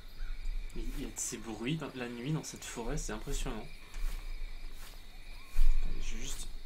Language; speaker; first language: French; native; French